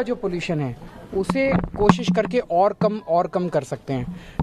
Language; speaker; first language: Hindi; native; Hindi